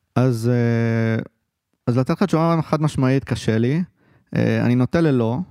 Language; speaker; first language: Hebrew; native; Hebrew